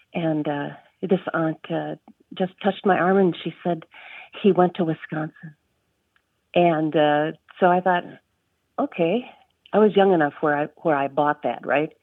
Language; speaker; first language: English; native; English